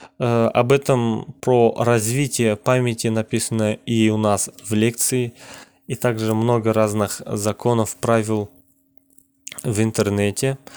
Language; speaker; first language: Russian; non-native, local second language; Kazakh